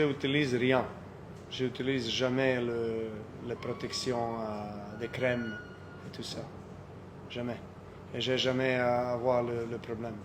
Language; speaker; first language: French; non-native, fluent; Serbian